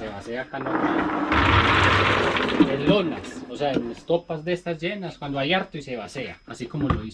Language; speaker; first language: Spanish; native; Spanish